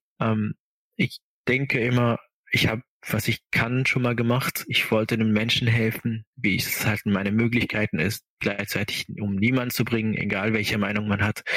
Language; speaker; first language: German; non-native, fluent; Arabic